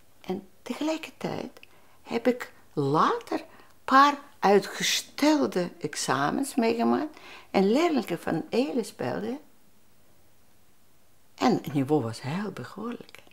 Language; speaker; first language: Dutch; non-native, fluent; Russian